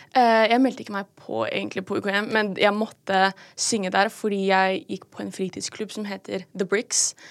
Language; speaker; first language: Norwegian; early bilingual, other home language; Filipino